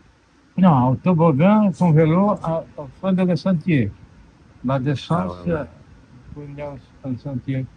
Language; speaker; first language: French; non-native, learner; Portuguese